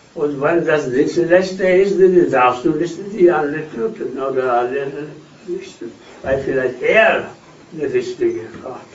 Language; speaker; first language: German; non-native, fluent; Hindi